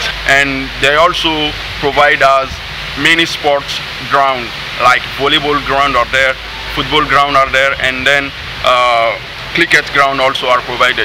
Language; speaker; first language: English; non-native, learner; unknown